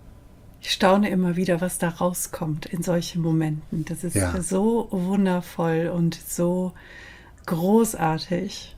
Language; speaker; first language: German; native; German